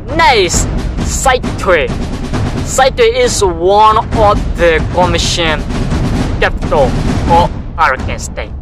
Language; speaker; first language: English; non-native, learner; Burmese